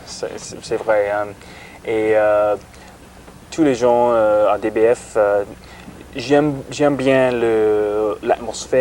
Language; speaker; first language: French; non-native, learner; English